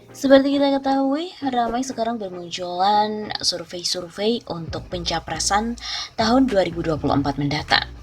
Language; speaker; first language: Indonesian; native; Indonesian